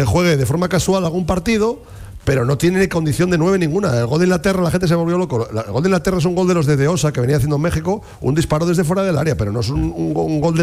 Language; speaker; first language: Spanish; native; Spanish